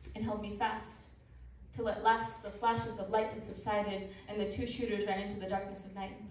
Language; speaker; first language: English; early bilingual, other home language; Spanish